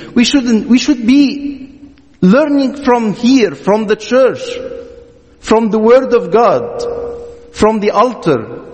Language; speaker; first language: English; non-native, fluent; Arabic